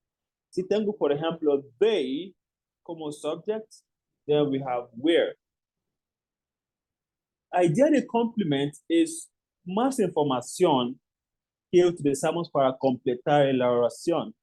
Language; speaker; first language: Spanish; non-native, fluent; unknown